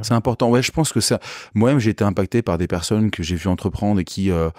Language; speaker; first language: French; native; French